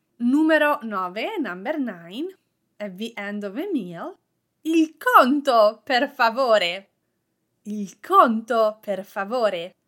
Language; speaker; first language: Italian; native; Italian